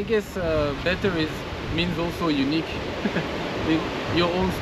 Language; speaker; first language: English; non-native, fluent; French